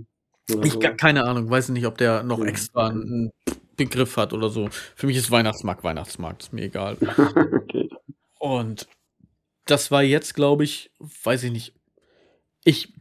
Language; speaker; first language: German; native; German